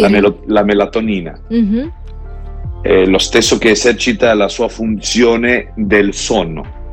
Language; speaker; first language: Italian; non-native, learner; Spanish